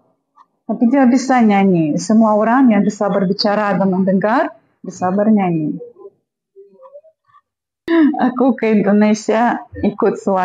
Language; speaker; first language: Indonesian; non-native, fluent; Russian